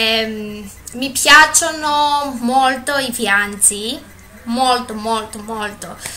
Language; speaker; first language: Italian; non-native, learner; Greek